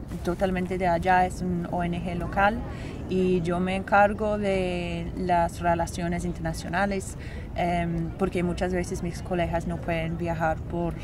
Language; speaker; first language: Spanish; non-native, fluent; English